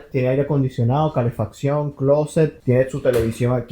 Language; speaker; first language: Spanish; native; Spanish